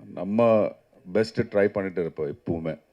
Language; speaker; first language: Tamil; non-native, learner; Malayalam